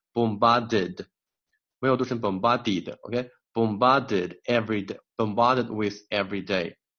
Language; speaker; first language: English; non-native, fluent; Chinese